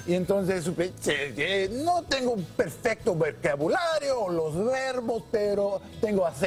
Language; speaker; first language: Spanish; non-native, learner; English